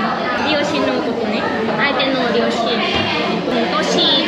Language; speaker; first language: Japanese; non-native, learner; Vietnamese